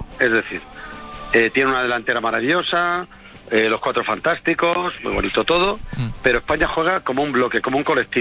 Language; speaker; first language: Spanish; native; Spanish